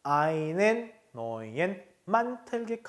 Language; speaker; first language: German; non-native, fluent; Korean